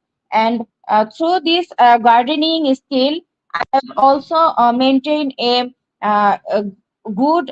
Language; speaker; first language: English; non-native, learner; Bangla